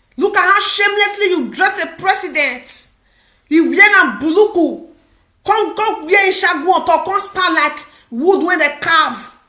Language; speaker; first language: Nigerian Pidgin; non-native, local second language; Igbo